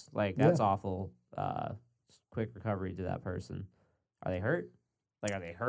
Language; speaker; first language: English; native; English